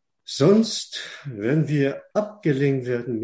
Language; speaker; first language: German; non-native, fluent; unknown